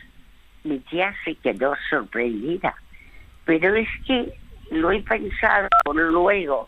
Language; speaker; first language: Spanish; early bilingual, other home language; French